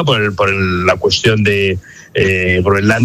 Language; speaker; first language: Spanish; native; Spanish